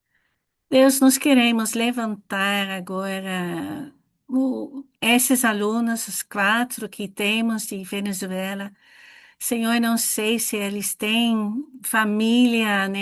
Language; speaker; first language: Portuguese; non-native, fluent; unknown